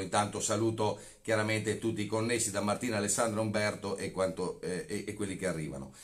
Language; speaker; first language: Italian; native; Italian